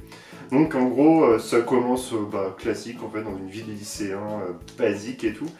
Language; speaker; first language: French; native; French